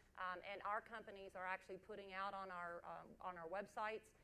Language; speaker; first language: English; native; English